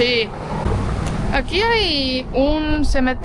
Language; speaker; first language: Spanish; non-native, fluent; Estonian